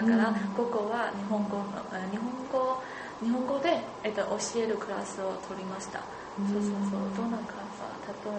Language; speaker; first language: Japanese; non-native, learner; Chinese